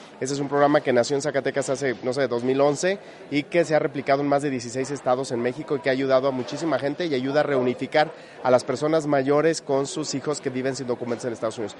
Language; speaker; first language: Spanish; native; Spanish